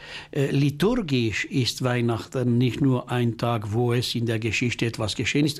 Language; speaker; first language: German; non-native, local second language; French